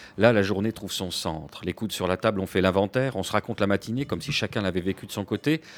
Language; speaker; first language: French; native; French